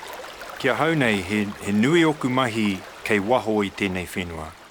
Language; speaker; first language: Māori; non-native, local second language; English